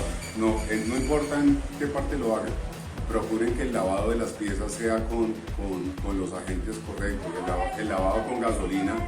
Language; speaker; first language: Spanish; native; Spanish